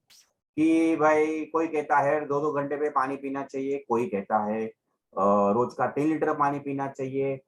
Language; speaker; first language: Hindi; non-native, local second language; Gujarati